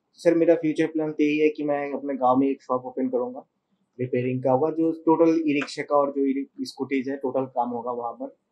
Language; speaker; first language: Hindi; non-native, local second language; Bangla